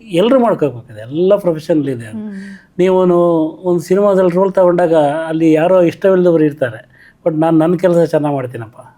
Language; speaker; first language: Kannada; native; Kannada